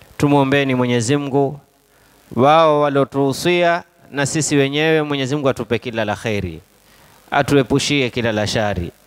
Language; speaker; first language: Swahili; native; Swahili